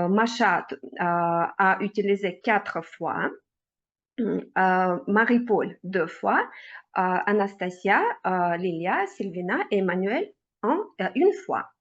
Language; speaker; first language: French; non-native, learner; Russian